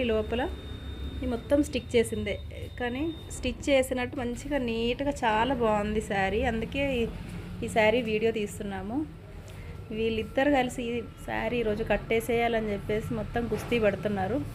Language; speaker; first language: Telugu; native; Telugu